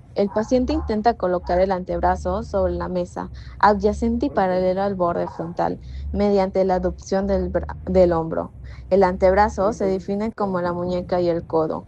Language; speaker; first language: Spanish; native; Spanish